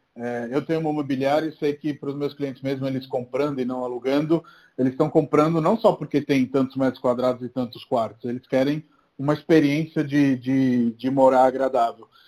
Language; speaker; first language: Portuguese; non-native, fluent; Italian